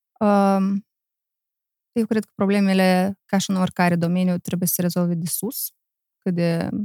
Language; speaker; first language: Romanian; native; Romanian